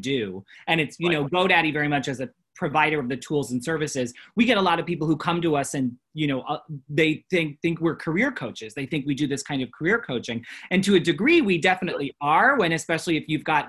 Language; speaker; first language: English; native; English